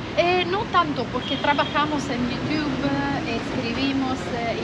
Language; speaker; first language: Spanish; non-native, learner; Italian